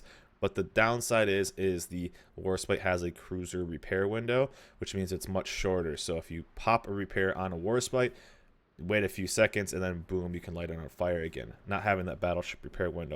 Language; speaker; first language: English; native; English